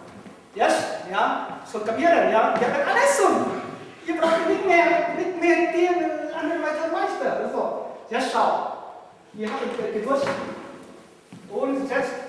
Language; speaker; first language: German; non-native, learner; Vietnamese